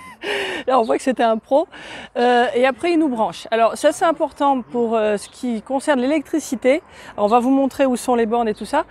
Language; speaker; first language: French; native; French